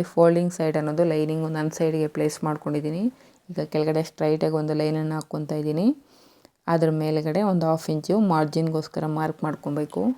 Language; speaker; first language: Kannada; native; Kannada